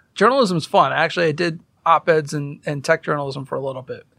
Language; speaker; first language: English; early bilingual, other home language; Hindi